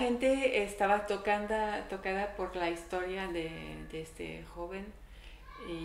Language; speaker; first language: Spanish; non-native, learner; French